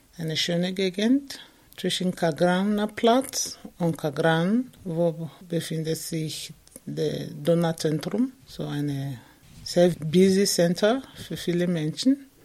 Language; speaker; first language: German; non-native, fluent; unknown